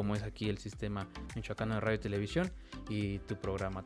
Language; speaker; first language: Spanish; native; Spanish